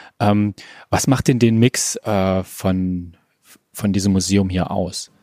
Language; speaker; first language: German; native; German